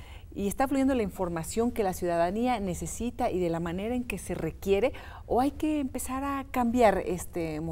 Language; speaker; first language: Spanish; native; Spanish